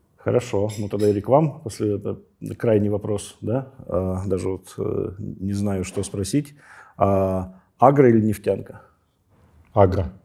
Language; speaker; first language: Russian; native; Russian